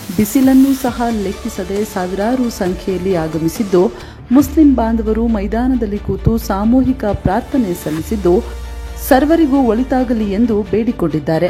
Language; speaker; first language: Kannada; native; Kannada